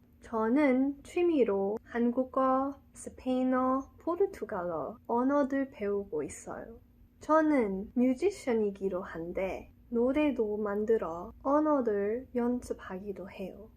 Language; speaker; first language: Korean; non-native, learner; English